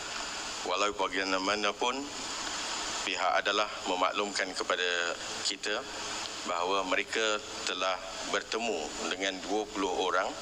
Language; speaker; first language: Malay; native; Malay